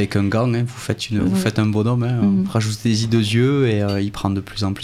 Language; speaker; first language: French; native; French